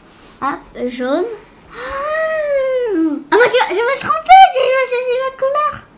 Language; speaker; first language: French; early bilingual, heritage; French